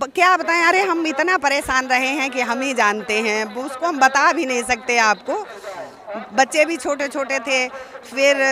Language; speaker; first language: Hindi; native; Hindi